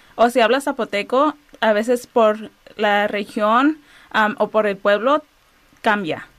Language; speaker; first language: Spanish; early bilingual, heritage; Spanish